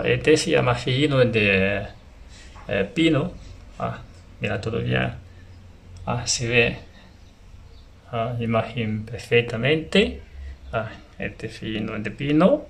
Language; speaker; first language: Spanish; non-native, learner; Chinese